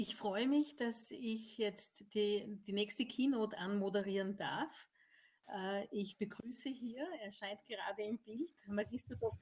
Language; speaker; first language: German; native; German